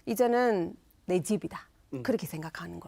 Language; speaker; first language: Korean; non-native, fluent; English